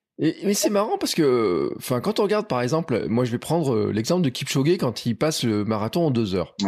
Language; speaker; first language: French; native; French